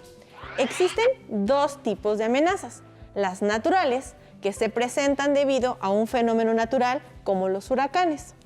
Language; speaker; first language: Spanish; native; Spanish